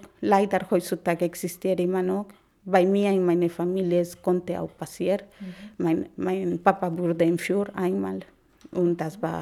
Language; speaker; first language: German; non-native, learner; Spanish